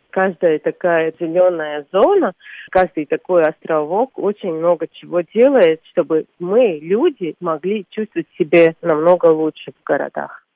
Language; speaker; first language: Russian; non-native, local second language; Latvian